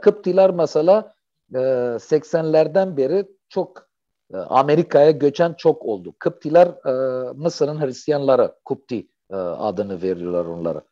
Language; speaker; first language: Turkish; non-native, fluent; Arabic